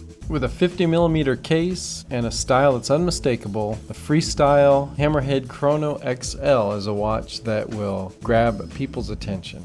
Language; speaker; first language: English; native; English